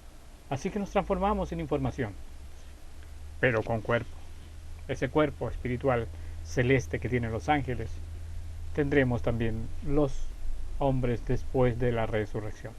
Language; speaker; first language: Spanish; native; Spanish